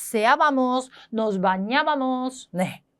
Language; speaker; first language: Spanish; non-native, fluent; Korean